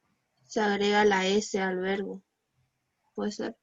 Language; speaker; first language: Spanish; native; Spanish